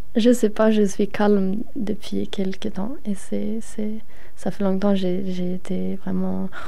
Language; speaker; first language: French; non-native, fluent; Swedish